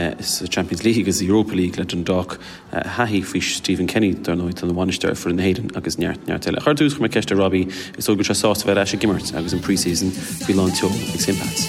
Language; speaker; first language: Irish; non-native, local second language; English